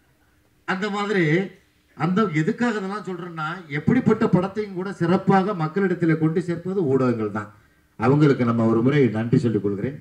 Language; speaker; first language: Tamil; native; Tamil